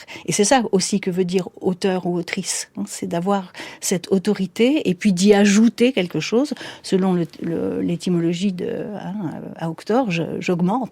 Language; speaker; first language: French; native; French